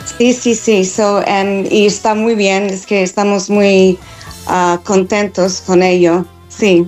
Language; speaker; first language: Spanish; non-native, fluent; English